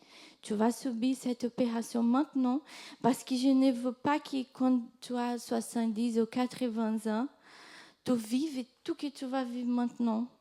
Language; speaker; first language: French; non-native, fluent; Portuguese